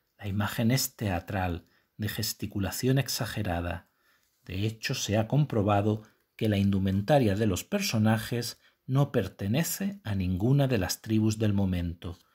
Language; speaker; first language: Spanish; native; Spanish